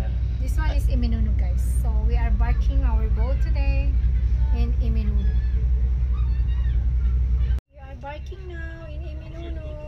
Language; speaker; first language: English; non-native, local second language; Filipino